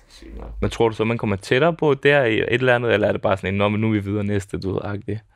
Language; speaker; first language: Danish; early bilingual, other home language; Serbian